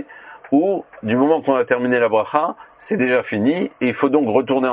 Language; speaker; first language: French; native; French